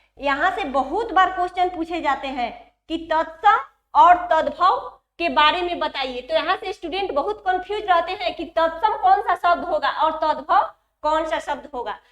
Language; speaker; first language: Hindi; native; Hindi